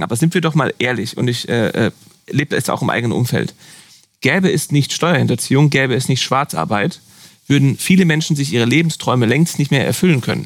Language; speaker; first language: German; native; German